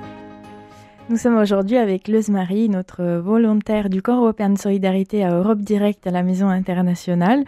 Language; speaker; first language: French; native; French